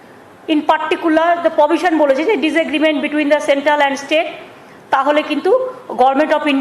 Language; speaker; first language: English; non-native, local second language; Bangla